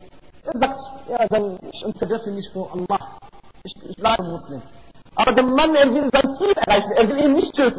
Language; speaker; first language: German; non-native, fluent; Arabic